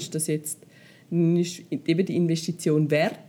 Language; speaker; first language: German; native; German